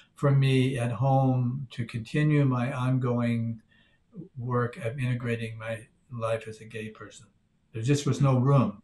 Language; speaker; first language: English; native; English